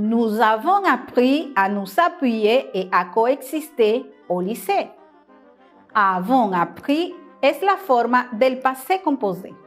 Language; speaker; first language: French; non-native, fluent; Spanish